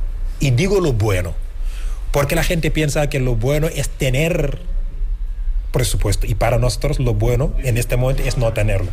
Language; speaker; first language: Spanish; non-native, fluent; Wolof